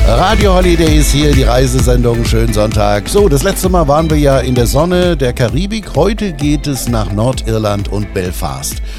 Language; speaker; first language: German; native; German